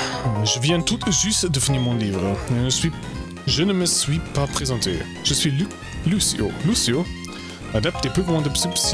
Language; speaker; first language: French; non-native, learner; German